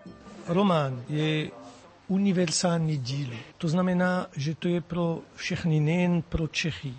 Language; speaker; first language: Czech; non-native, learner; French